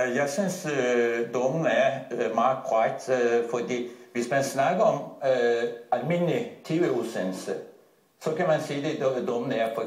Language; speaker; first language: Danish; non-native, fluent; Turkish